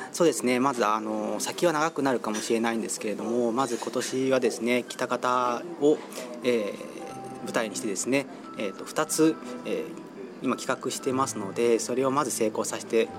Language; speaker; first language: Japanese; native; Japanese